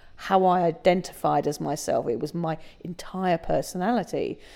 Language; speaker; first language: English; native; English